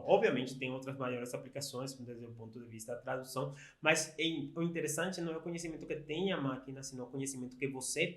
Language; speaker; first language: Portuguese; non-native, fluent; Spanish